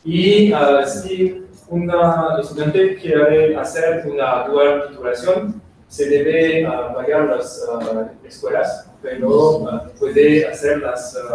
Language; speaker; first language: Spanish; non-native, learner; French